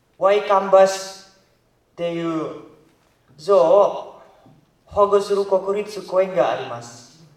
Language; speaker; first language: Japanese; non-native, learner; Indonesian